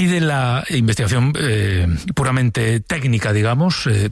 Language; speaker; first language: Spanish; native; Spanish